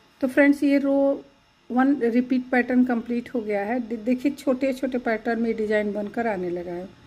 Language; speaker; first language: Hindi; native; Hindi